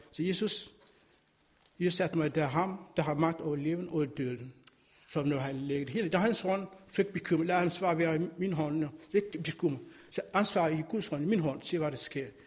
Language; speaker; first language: Danish; non-native, fluent; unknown